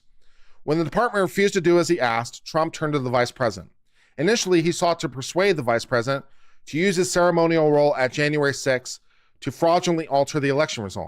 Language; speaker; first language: English; native; English